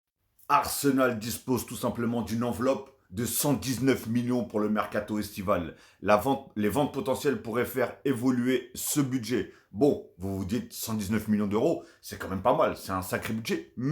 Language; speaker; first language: French; native; French